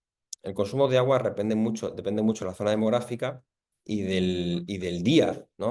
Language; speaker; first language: Spanish; native; Spanish